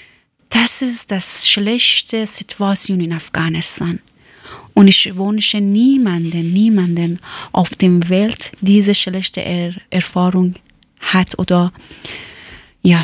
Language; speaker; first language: German; non-native, learner; Persian